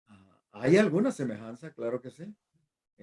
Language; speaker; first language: Spanish; native; Spanish